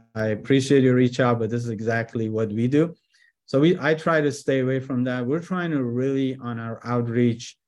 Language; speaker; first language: English; early bilingual, other home language; Persian